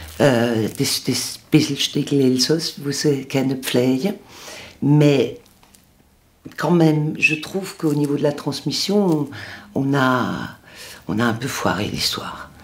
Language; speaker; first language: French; non-native, local second language; Swiss German